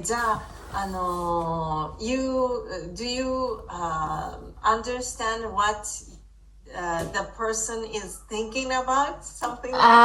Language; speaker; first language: English; non-native, fluent; Japanese